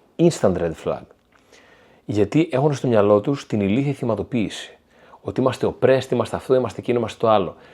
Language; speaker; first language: Greek; native; Greek